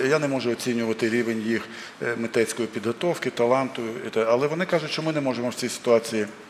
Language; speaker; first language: Ukrainian; non-native, local second language; Russian